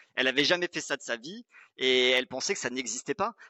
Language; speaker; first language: French; native; French